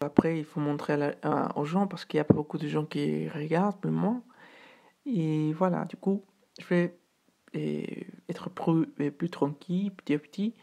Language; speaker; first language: French; non-native, fluent; Spanish